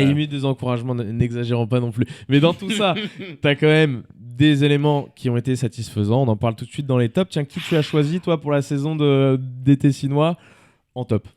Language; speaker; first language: French; native; French